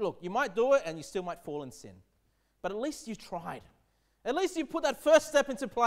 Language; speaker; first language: English; native; English